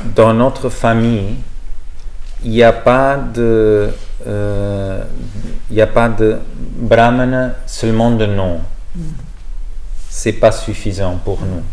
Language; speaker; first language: French; non-native, learner; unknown